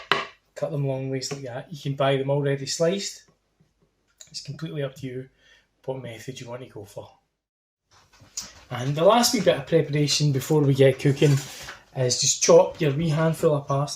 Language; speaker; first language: English; native; English